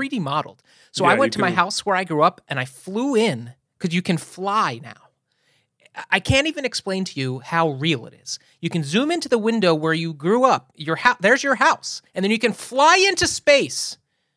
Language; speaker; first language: English; native; English